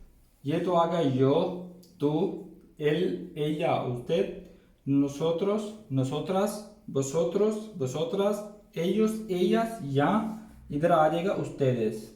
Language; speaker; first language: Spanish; non-native, learner; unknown